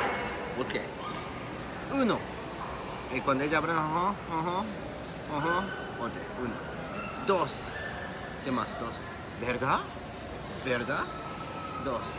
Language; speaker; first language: Spanish; non-native, learner; Japanese